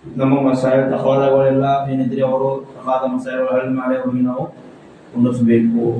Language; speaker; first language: Kannada; non-native, local second language; Urdu